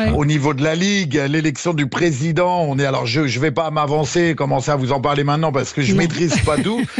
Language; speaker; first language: French; native; French